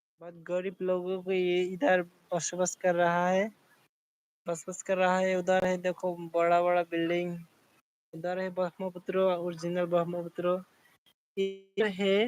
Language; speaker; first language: Hindi; non-native, learner; Bangla